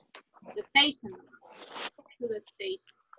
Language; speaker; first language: English; non-native, fluent; Spanish